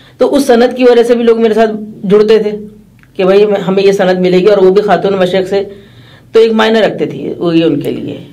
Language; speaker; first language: Urdu; native; Urdu